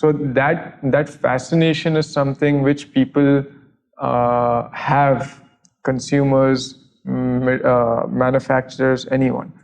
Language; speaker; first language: English; non-native, local second language; Gujarati